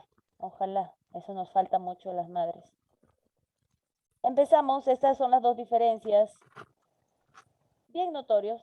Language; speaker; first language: Spanish; native; Spanish